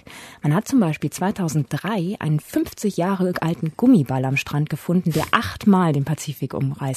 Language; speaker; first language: German; native; German